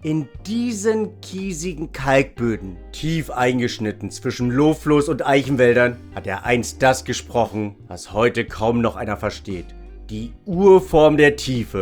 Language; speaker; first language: German; native; German